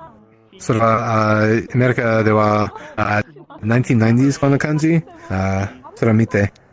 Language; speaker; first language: Japanese; non-native, learner; Spanish